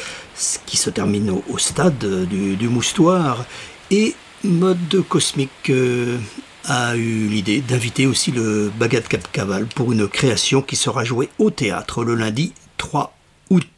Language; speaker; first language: French; native; French